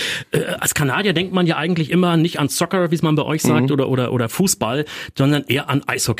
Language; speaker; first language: German; native; German